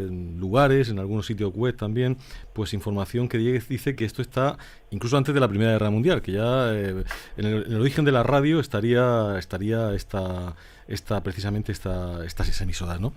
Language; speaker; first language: Spanish; native; Spanish